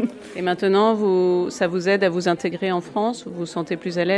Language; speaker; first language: French; native; French